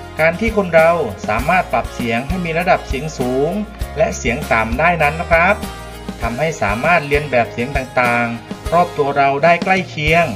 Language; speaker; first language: Thai; native; Thai